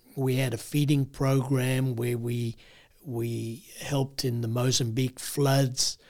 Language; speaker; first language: English; native; English